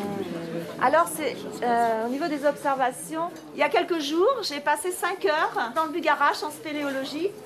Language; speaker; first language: French; native; French